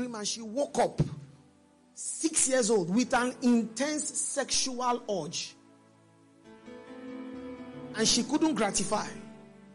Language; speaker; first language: English; non-native, local second language; Yoruba